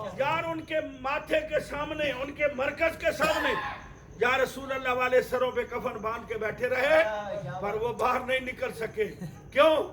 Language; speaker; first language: Urdu; non-native, local second language; Sindhi